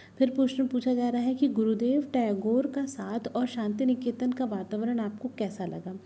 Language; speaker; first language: Hindi; native; Hindi